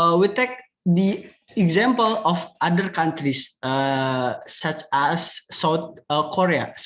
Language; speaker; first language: English; non-native, learner; Indonesian